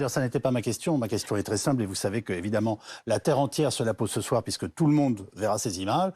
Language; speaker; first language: French; native; French